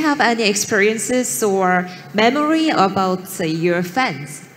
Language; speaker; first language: English; non-native, fluent; Korean